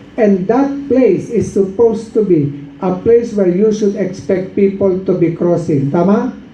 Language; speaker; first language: English; non-native, local second language; Filipino